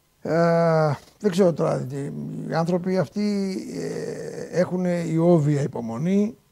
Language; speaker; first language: Greek; native; Greek